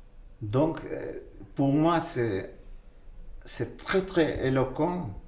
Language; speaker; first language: French; non-native, fluent; Quechua